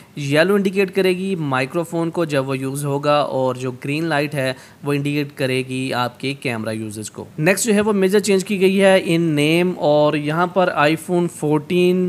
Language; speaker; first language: Urdu; native; Urdu